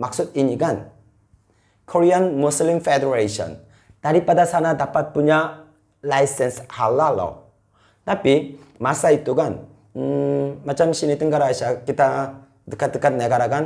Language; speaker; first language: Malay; non-native, fluent; Korean